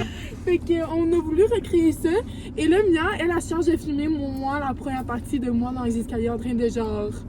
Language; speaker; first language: French; native; French